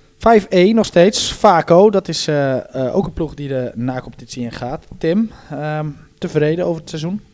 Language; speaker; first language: Dutch; native; Dutch